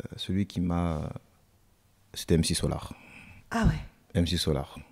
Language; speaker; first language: French; native; French